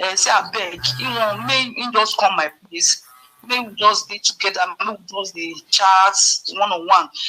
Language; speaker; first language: Nigerian Pidgin; non-native, local second language; Yoruba